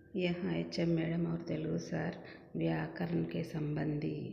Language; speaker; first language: Hindi; non-native, local second language; Telugu